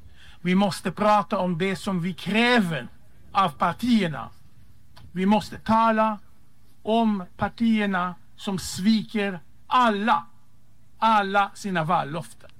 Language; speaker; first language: Swedish; non-native, fluent; Hebrew